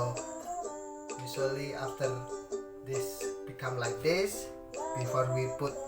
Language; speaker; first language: English; non-native, learner; Indonesian